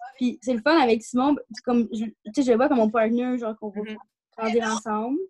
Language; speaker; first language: French; native; French